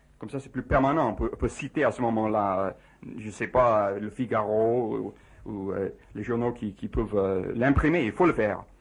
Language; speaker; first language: French; non-native, fluent; English